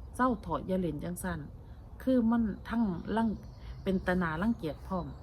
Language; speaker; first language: Thai; native; Thai